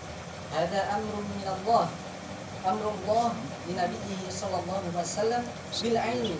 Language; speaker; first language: Arabic; non-native, learner; Indonesian